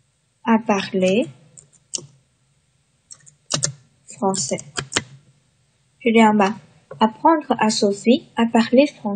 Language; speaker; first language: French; non-native, fluent; Chinese